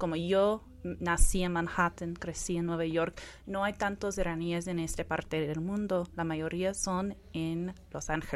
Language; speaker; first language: Spanish; non-native, fluent; English